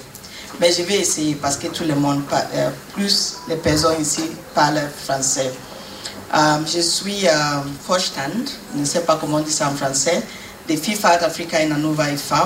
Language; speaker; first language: French; non-native, learner; English